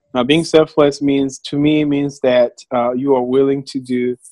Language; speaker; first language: English; non-native, local second language; Kinyarwanda